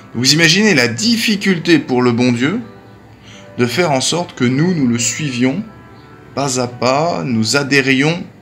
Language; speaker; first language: French; native; French